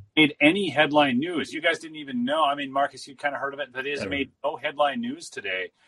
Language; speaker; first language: English; native; English